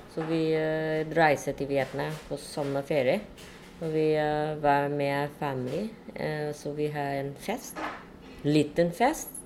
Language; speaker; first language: Norwegian; non-native, learner; Vietnamese